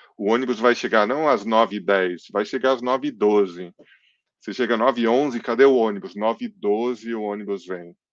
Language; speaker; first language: Portuguese; early bilingual, other home language; English